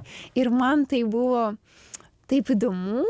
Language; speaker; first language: Lithuanian; non-native, learner; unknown